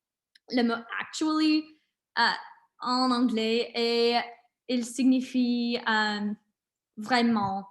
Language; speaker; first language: French; non-native, learner; English